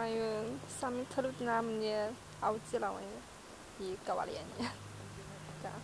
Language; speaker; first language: Russian; non-native, learner; Chinese